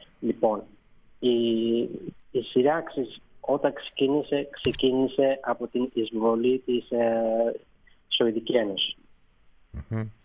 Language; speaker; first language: Greek; non-native, fluent; Persian